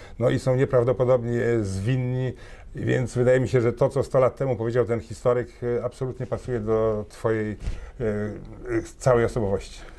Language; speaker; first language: Polish; native; Polish